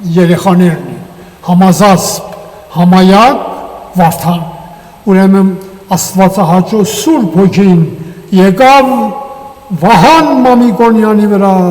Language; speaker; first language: Armenian; native; Armenian